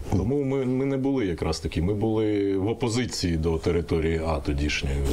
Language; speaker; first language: Ukrainian; non-native, local second language; Russian